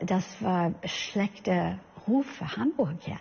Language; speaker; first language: German; non-native, fluent; English